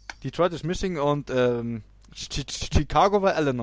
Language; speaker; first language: German; native; German